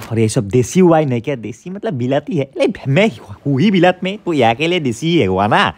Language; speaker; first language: Hindi; non-native, local second language; Assamese